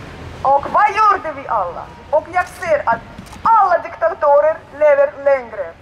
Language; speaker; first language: Swedish; non-native, learner; Russian